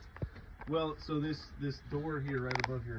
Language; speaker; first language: English; native; English